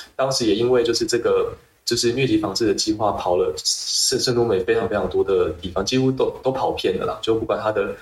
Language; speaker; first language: Chinese; native; Chinese